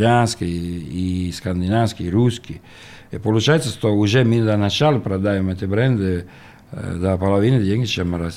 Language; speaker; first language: Russian; non-native, learner; Italian